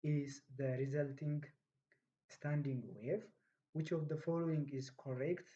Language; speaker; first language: English; non-native, local second language; Amharic